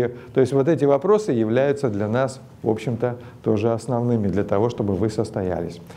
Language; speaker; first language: Russian; native; Russian